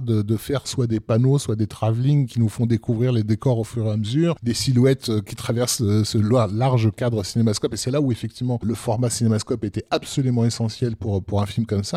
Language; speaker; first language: French; native; French